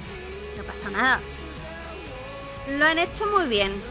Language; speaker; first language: Spanish; native; Spanish